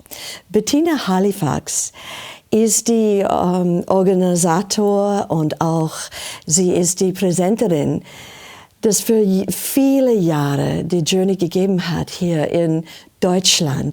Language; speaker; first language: German; non-native, learner; English